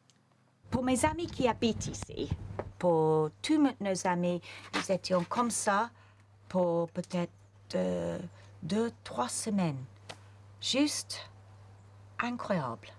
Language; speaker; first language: French; non-native, learner; English